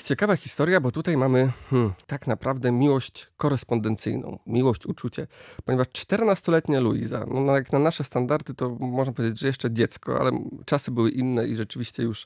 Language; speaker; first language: Polish; native; Polish